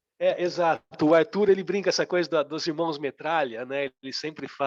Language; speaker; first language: Portuguese; native; Portuguese